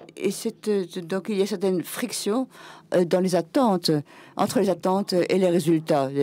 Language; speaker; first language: French; non-native, fluent; German